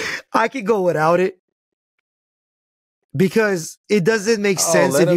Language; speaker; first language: English; native; English